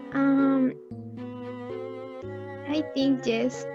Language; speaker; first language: English; non-native, learner; Spanish